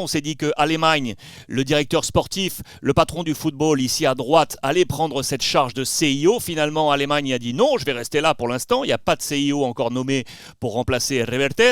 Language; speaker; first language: French; native; French